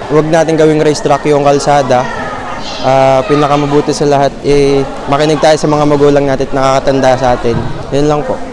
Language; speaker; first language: Filipino; native; Filipino